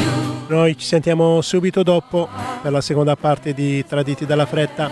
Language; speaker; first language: Italian; native; Italian